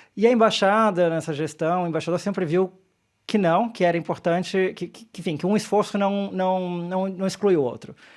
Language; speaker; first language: Portuguese; native; Portuguese